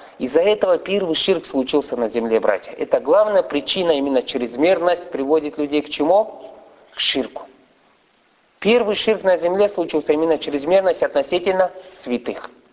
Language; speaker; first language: Russian; non-native, fluent; Arabic